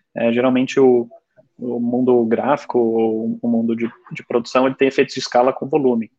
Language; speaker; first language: Portuguese; early bilingual, other home language; German